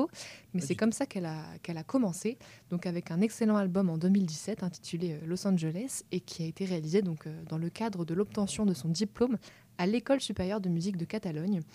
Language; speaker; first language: French; native; French